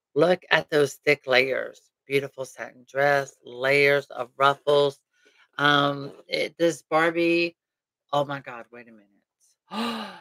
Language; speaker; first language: English; early bilingual, other home language; Spanish